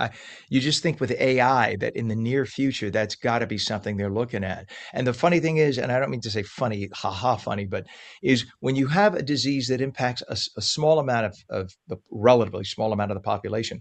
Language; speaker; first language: English; native; English